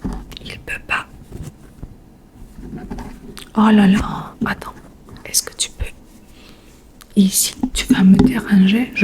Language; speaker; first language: French; non-native, learner; Spanish